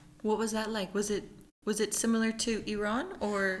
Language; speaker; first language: English; early bilingual, other home language; Persian